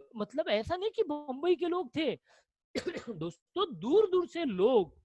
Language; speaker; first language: Hindi; non-native, local second language; Marathi